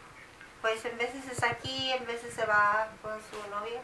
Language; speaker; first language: Spanish; native; Spanish